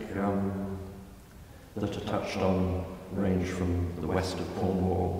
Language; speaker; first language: English; native; English